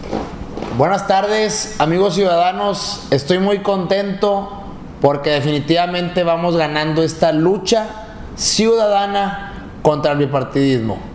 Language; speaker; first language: Spanish; native; Spanish